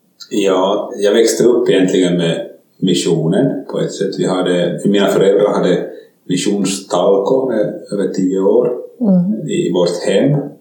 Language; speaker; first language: Swedish; native; Swedish